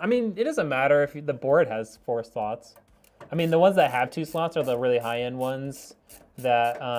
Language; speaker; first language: English; native; English